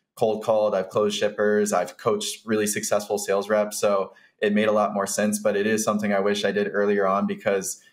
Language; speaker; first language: English; native; English